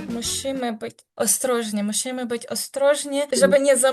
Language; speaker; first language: Polish; non-native, learner; Ukrainian